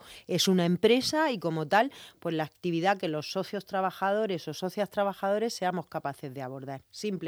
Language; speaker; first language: Spanish; native; Spanish